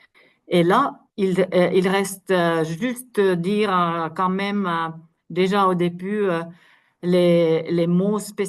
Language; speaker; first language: French; non-native, fluent; Finnish